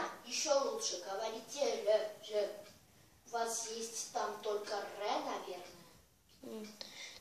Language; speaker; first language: Russian; non-native, learner; Armenian